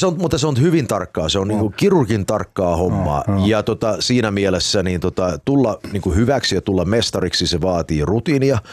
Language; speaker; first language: Finnish; early bilingual, heritage; Finnish